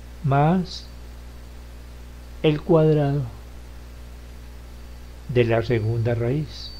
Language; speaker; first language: Spanish; native; Spanish